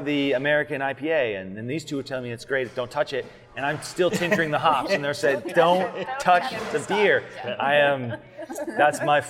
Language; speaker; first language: English; native; English